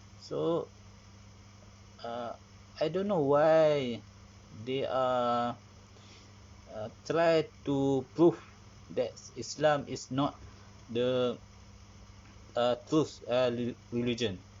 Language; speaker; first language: English; non-native, learner; Malay